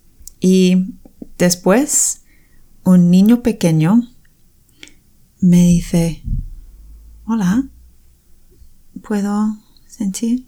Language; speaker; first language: Spanish; non-native, fluent; English